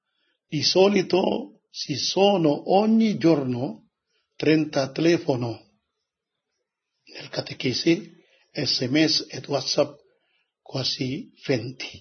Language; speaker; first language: Italian; non-native, learner; Indonesian